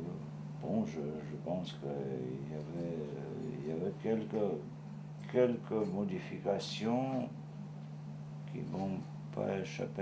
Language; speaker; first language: French; non-native, fluent; Georgian